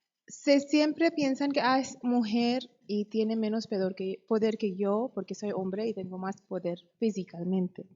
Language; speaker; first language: Spanish; non-native, fluent; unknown